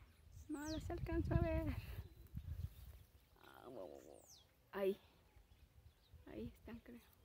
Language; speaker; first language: Spanish; native; Spanish